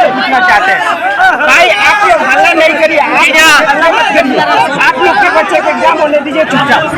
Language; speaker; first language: Hindi; native; Hindi